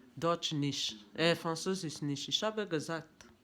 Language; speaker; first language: German; non-native, learner; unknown